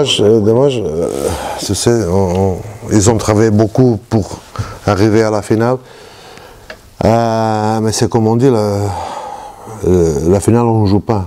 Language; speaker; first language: French; non-native, learner; Portuguese